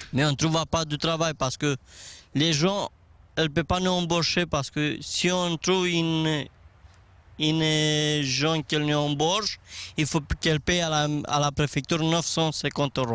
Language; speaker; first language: French; non-native, learner; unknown